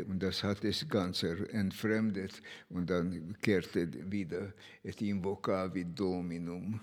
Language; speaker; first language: German; non-native, fluent; Hungarian